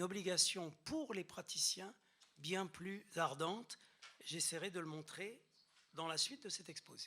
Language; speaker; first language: French; native; French